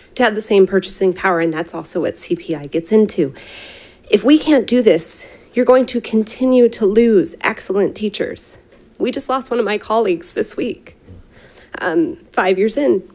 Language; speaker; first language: English; native; English